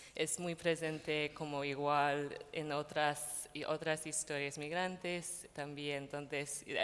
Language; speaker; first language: Spanish; non-native, fluent; English